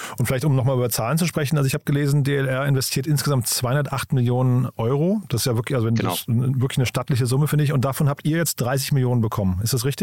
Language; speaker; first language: German; native; German